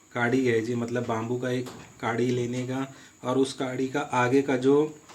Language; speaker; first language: Hindi; non-native, local second language; Marathi